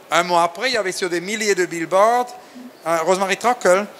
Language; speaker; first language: French; native; French